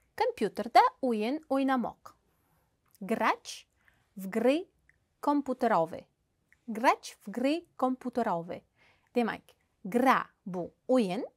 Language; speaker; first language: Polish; non-native, fluent; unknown